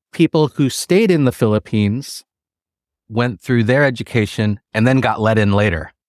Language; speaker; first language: English; early bilingual, other home language; Filipino